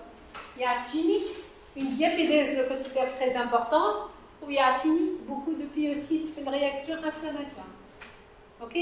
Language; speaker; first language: French; non-native, local second language; Arabic